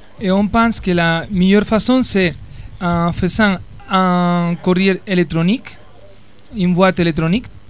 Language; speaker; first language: French; non-native, fluent; Spanish